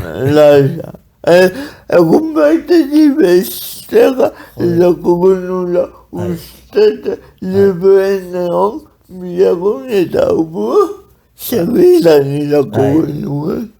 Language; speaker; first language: Basque; non-native, learner; Spanish